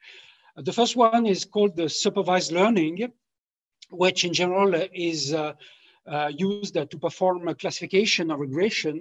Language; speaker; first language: English; non-native, fluent; French